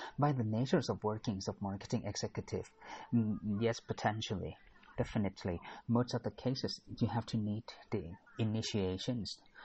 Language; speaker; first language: English; non-native, fluent; Thai